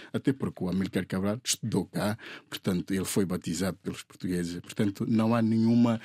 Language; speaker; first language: Portuguese; non-native, local second language; Upper Guinea Crioulo